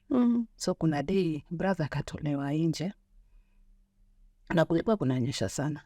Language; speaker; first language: Swahili; native; Swahili